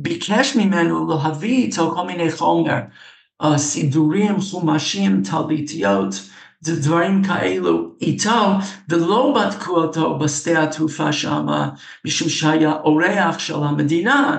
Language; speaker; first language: Hebrew; non-native, fluent; English